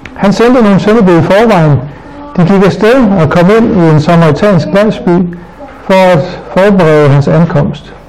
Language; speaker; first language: Danish; native; Danish